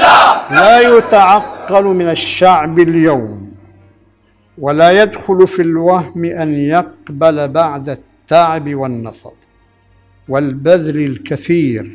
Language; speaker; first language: Arabic; native; Arabic